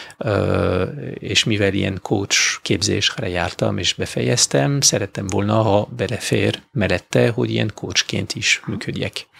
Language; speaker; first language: Hungarian; non-native, fluent; French